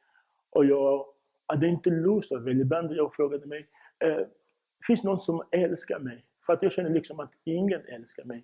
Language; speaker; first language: Swedish; non-native, fluent; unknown